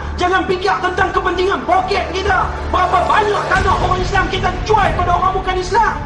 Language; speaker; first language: Malay; native; Malay